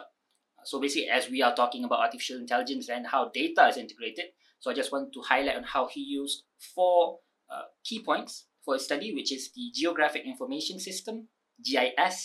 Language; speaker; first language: English; non-native, local second language; Malay